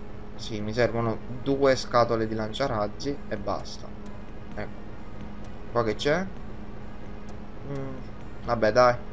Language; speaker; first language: Italian; native; Italian